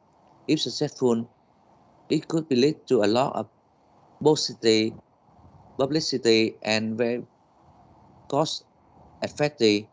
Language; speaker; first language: English; non-native, learner; Vietnamese